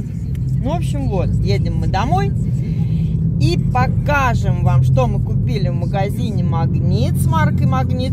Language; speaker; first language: Russian; native; Russian